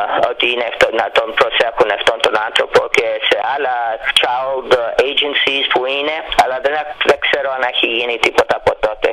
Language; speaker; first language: Greek; early bilingual, heritage; Greek